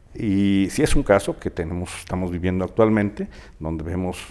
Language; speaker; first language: Spanish; native; Spanish